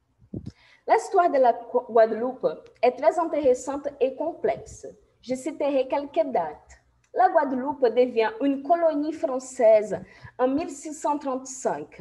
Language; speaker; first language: French; non-native, fluent; Portuguese